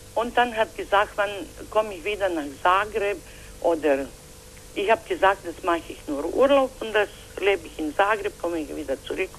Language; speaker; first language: German; non-native, learner; Croatian